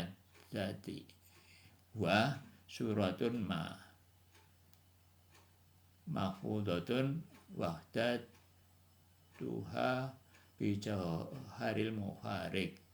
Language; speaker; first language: Arabic; non-native, fluent; Indonesian